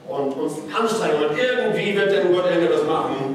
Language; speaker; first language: German; non-native, fluent; Norwegian